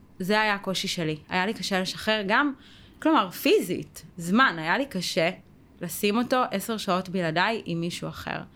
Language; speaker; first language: Hebrew; native; Hebrew